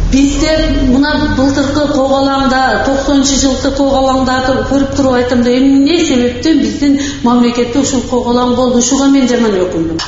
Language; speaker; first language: Kyrgyz; non-native, local second language; Karachay-Balkar